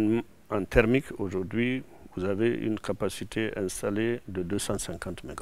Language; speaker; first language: French; non-native, local second language; Susu